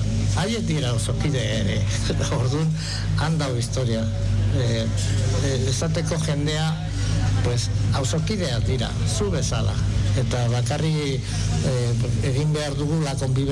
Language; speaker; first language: Basque; non-native, local second language; Spanish